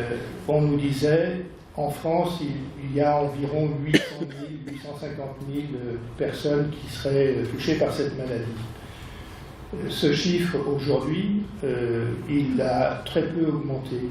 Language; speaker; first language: French; native; French